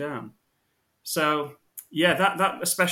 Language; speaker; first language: English; native; English